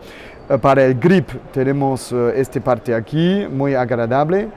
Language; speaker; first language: Spanish; non-native, learner; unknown